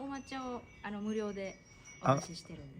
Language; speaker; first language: Japanese; native; Japanese